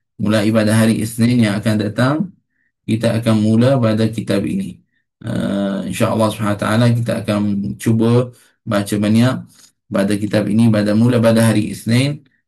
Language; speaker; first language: Malay; native; Malay